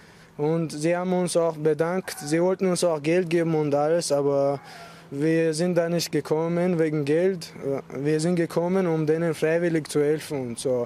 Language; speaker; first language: German; early bilingual, other home language; Chechen